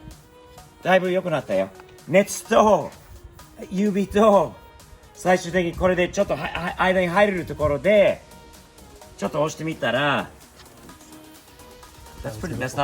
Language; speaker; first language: Japanese; non-native, fluent; English